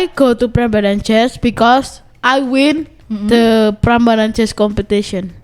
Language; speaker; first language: English; non-native, learner; Indonesian